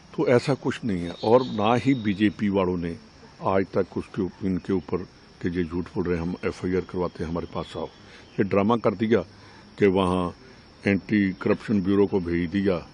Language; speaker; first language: Hindi; non-native, local second language; Punjabi